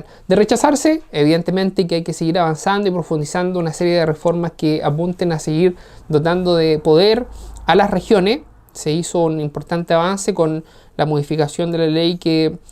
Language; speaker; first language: Spanish; native; Spanish